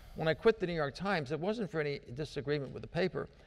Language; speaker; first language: English; native; English